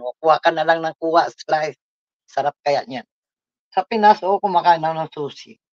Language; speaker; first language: Filipino; native; Filipino